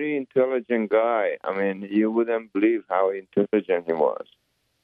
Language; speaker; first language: English; early bilingual, other home language; Persian